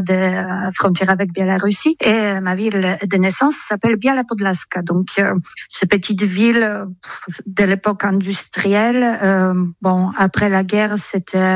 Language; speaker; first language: French; non-native, fluent; Polish